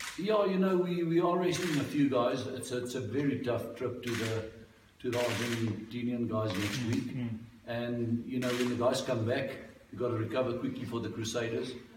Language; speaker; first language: English; non-native, local second language; Afrikaans